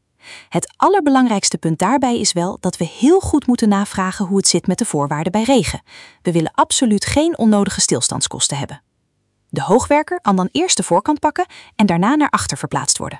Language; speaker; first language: Dutch; native; Dutch